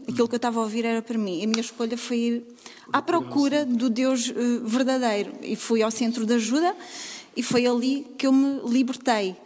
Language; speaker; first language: Portuguese; native; Portuguese